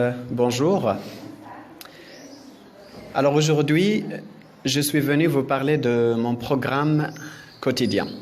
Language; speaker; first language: French; non-native, local second language; Arabic